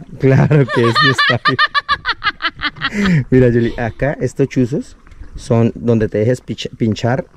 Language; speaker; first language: Spanish; native; Spanish